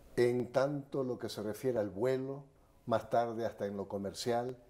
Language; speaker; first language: Spanish; native; Spanish